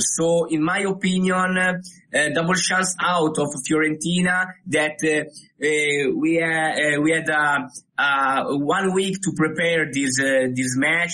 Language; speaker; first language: English; non-native, learner; Italian